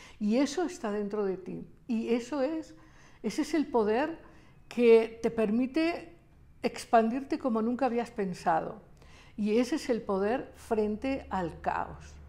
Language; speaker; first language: Spanish; native; Spanish